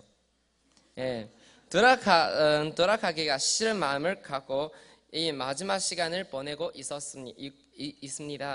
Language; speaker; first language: Korean; non-native, learner; Chinese